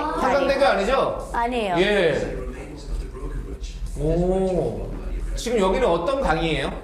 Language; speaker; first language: Korean; native; Korean